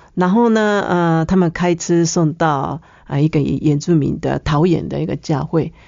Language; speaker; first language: Chinese; non-native, fluent; Japanese